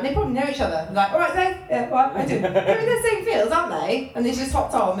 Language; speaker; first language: English; native; English